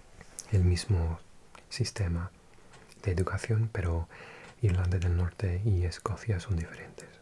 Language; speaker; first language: Spanish; non-native, fluent; English